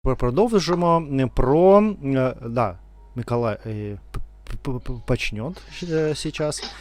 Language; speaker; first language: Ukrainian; non-native, learner; Russian